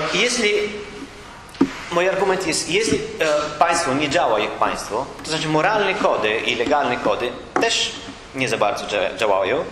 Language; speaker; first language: Polish; non-native, learner; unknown